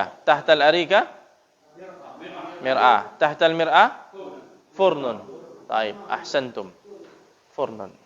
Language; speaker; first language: Arabic; non-native, fluent; Indonesian